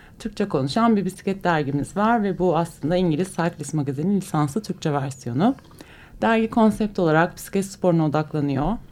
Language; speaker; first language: Turkish; native; Turkish